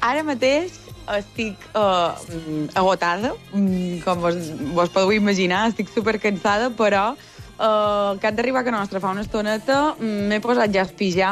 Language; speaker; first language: Catalan; native; Catalan